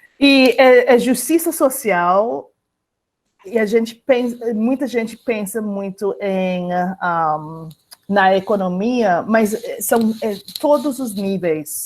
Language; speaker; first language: Portuguese; non-native, fluent; English